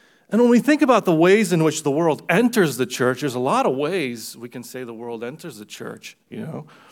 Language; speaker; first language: English; early bilingual, other home language; Romanian